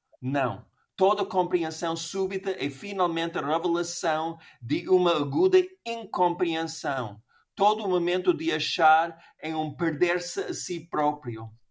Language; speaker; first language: Portuguese; non-native, fluent; English